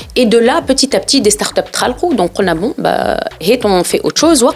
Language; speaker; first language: French; non-native, local second language; Arabic